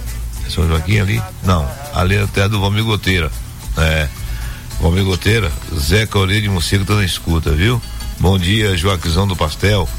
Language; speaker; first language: Portuguese; native; Portuguese